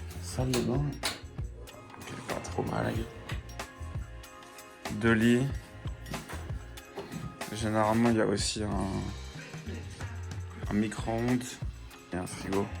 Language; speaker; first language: French; native; French